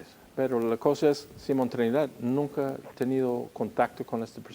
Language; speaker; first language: Spanish; non-native, fluent; English